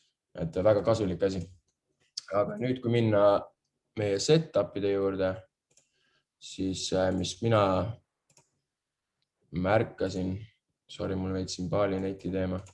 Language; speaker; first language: Estonian; native; Estonian